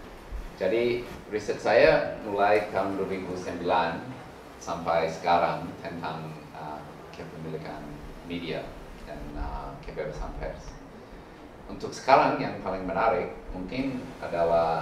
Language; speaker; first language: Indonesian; non-native, learner; English